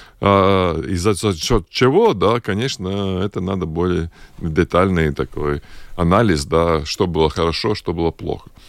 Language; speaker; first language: Russian; non-native, local second language; Latvian